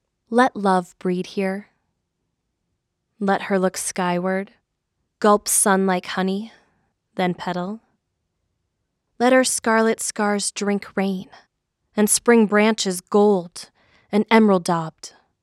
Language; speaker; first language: English; native; English